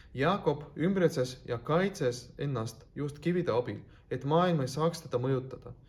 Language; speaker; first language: Estonian; non-native, local second language; Russian